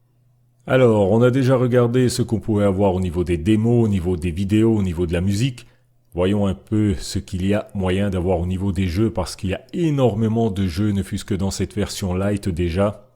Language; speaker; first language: French; native; French